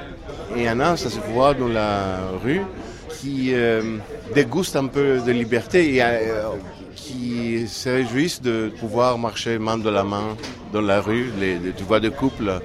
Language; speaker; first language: French; non-native, fluent; Greek